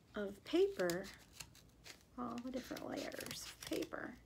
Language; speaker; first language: English; native; English